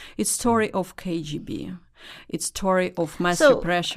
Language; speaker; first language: English; non-native, learner; Russian